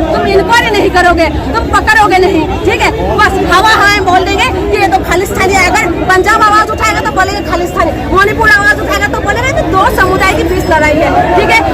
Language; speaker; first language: Hindi; non-native, local second language; Manipuri